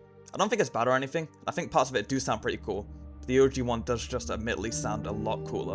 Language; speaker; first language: English; native; English